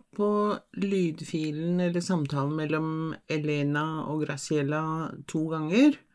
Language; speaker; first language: Norwegian; non-native, fluent; Spanish